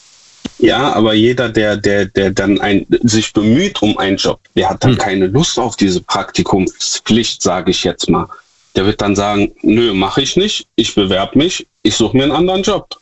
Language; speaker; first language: German; native; German